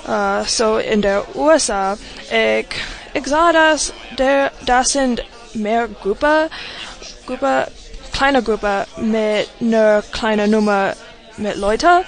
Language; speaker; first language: German; non-native, learner; English